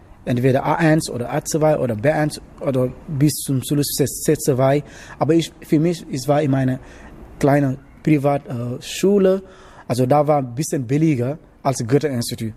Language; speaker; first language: German; non-native, learner; Wolof